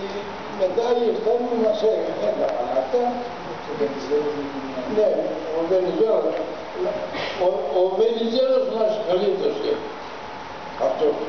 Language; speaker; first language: Greek; early bilingual, other home language; Turkish